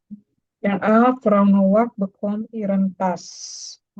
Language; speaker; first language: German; non-native, learner; Indonesian